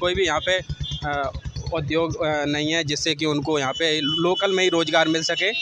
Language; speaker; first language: Hindi; native; Hindi